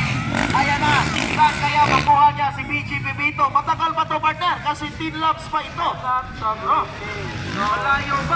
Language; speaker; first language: Filipino; non-native, local second language; Cebuano